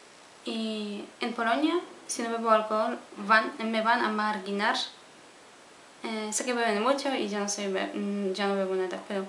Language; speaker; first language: Spanish; non-native, fluent; Polish